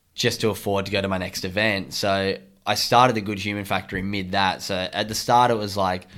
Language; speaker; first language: English; native; English